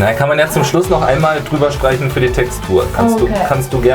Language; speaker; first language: German; native; German